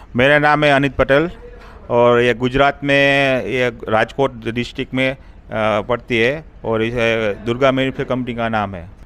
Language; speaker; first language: Hindi; non-native, local second language; Gujarati